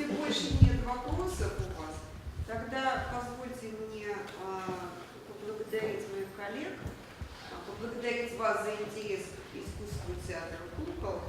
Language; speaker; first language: Russian; native; Russian